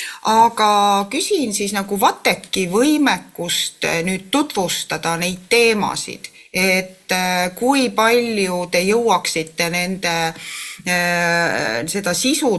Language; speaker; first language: Estonian; native; Estonian